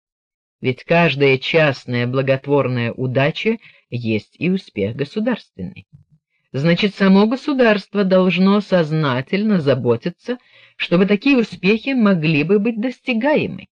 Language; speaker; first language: Russian; native; Russian